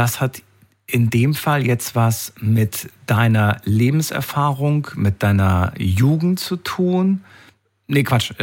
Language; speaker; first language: German; native; German